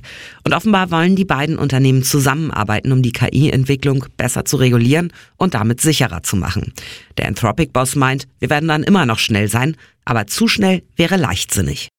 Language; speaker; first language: German; native; German